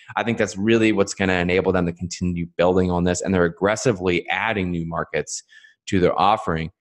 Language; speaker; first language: English; native; English